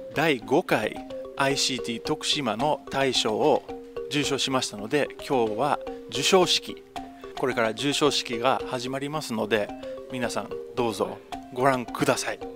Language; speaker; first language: Japanese; non-native, fluent; Dutch